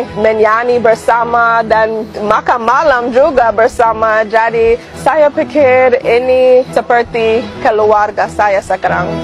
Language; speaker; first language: Indonesian; non-native, fluent; English